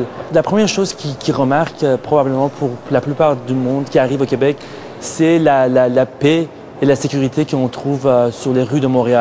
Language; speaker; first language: French; non-native, fluent; Persian